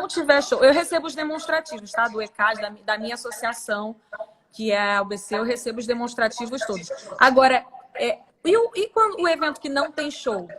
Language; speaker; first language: Portuguese; native; Portuguese